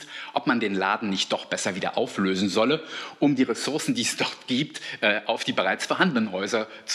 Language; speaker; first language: German; native; German